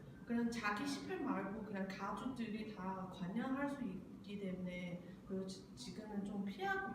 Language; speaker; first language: Korean; non-native, learner; Chinese